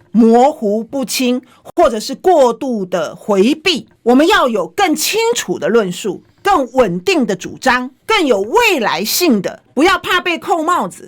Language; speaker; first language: Chinese; native; Chinese